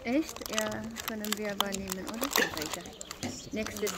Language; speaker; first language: German; non-native, learner; Amharic